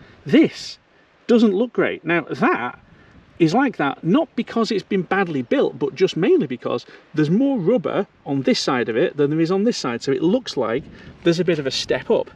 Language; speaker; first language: English; native; English